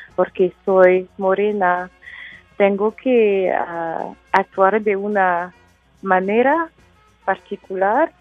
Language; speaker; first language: Spanish; non-native, learner; French